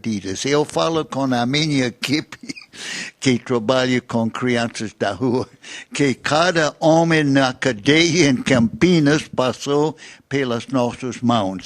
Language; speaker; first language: Portuguese; non-native, fluent; English